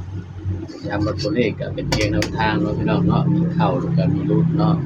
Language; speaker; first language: Thai; non-native, local second language; Lao